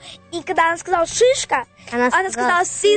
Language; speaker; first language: Russian; early bilingual, heritage; Russian